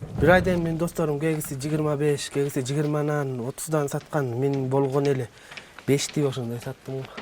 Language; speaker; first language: Kyrgyz; early bilingual, heritage; Kyrgyz